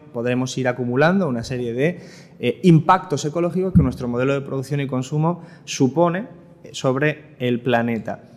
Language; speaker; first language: Spanish; native; Spanish